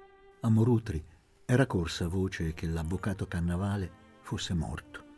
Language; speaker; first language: Italian; native; Italian